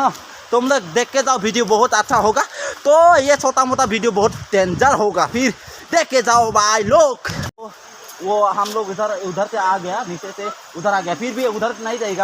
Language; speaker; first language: Hindi; non-native, local second language; Bodo